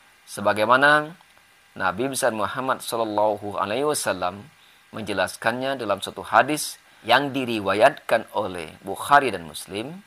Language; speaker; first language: Indonesian; native; Indonesian